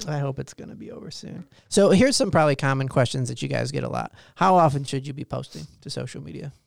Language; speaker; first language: English; native; English